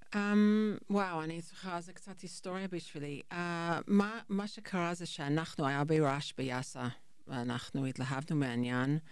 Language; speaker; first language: Hebrew; non-native, fluent; English